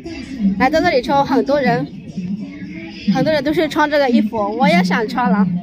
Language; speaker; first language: Chinese; non-native, fluent; Lao